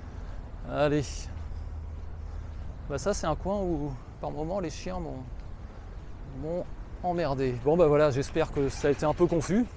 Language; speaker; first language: French; native; French